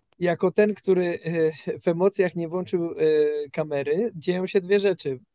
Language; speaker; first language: Polish; native; Polish